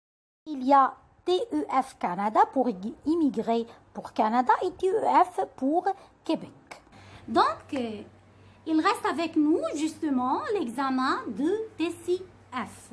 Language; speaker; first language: French; non-native, fluent; Arabic